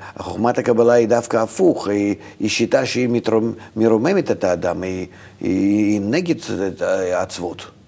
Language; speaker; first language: Hebrew; non-native, fluent; Russian